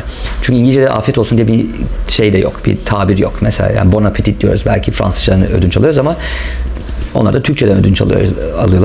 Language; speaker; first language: Turkish; non-native, local second language; English